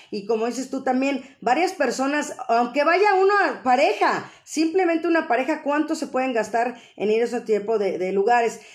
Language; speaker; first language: Spanish; native; Spanish